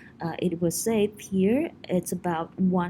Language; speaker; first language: English; non-native, fluent; Indonesian